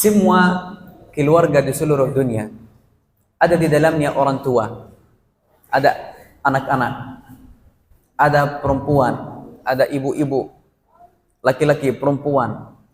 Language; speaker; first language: Indonesian; non-native, fluent; Arabic